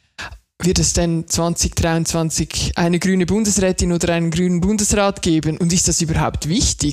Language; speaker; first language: German; native; German